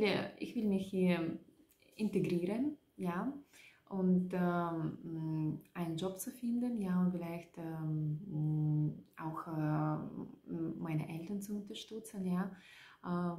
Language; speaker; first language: German; non-native, learner; Russian